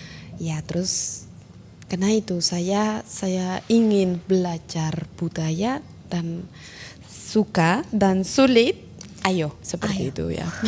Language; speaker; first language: Indonesian; non-native, learner; Spanish